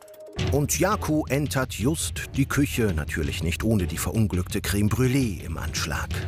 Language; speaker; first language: German; native; German